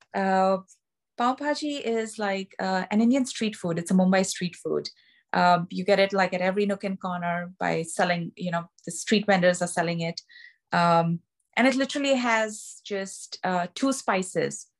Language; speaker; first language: English; non-native, local second language; Gujarati